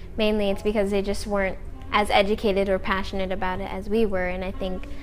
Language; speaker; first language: English; native; English